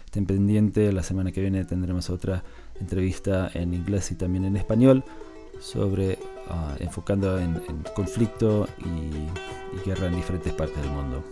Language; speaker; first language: Spanish; non-native, fluent; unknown